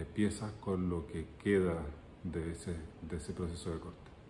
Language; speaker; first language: Spanish; native; Spanish